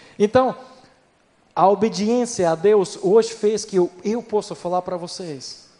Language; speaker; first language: Portuguese; non-native, fluent; Ukrainian